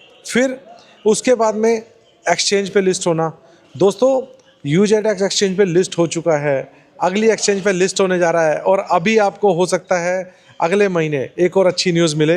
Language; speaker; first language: Hindi; native; Hindi